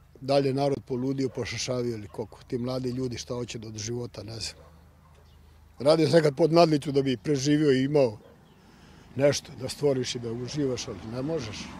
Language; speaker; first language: Serbian; native; Serbian